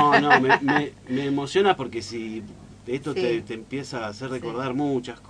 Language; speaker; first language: Spanish; native; Spanish